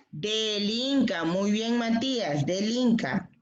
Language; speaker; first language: Spanish; native; Spanish